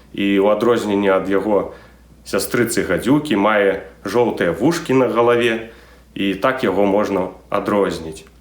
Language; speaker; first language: Belarusian; native; Belarusian